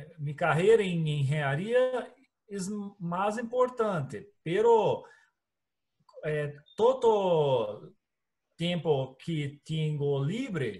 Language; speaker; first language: Spanish; non-native, learner; Portuguese